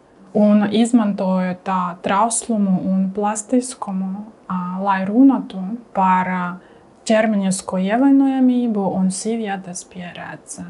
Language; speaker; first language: Latvian; non-native, learner; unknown